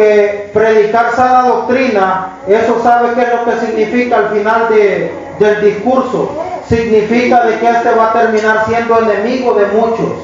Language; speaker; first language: Spanish; native; Spanish